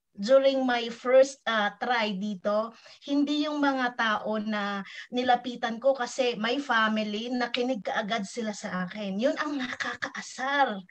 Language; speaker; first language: Filipino; non-native, local second language; Iloko